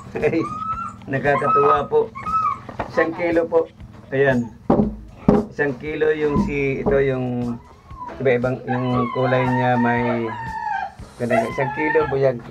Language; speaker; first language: Filipino; non-native, local second language; Cebuano